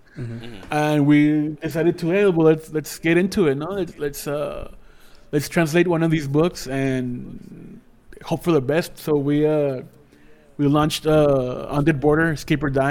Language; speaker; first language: English; early bilingual, other home language; Spanish